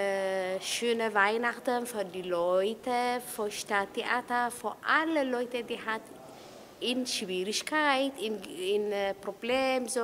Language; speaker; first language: German; non-native, learner; Tigrinya